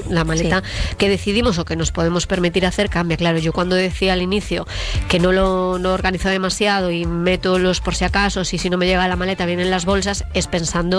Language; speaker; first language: Spanish; native; Spanish